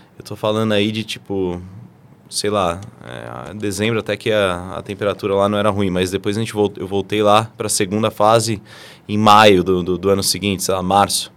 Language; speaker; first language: Portuguese; native; Portuguese